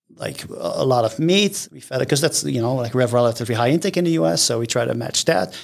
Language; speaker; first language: English; non-native, fluent; Dutch